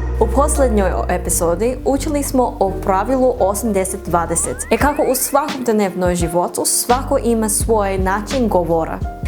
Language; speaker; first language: Serbian; non-native, learner; English